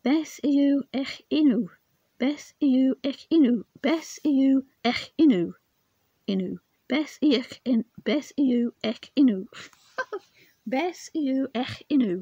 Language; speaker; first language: Welsh; non-native, learner; English